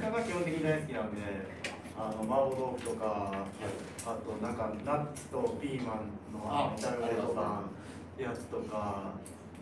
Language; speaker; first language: Japanese; native; Japanese